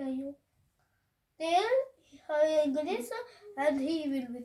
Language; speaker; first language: English; non-native, learner; Hindi